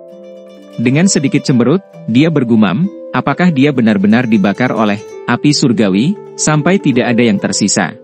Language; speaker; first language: Indonesian; native; Indonesian